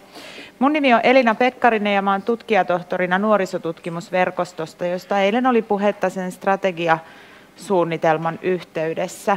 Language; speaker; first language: Finnish; native; Finnish